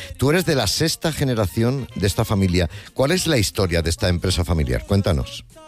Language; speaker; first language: Spanish; native; Spanish